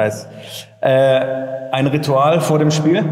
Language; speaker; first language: German; native; German